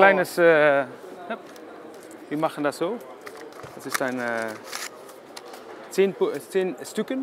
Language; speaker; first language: German; non-native, learner; Dutch